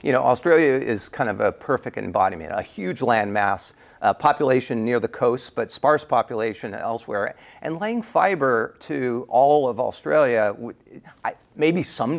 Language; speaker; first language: English; native; English